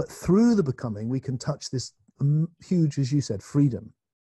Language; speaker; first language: English; native; English